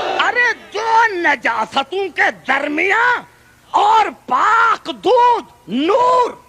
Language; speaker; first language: Urdu; non-native, local second language; Punjabi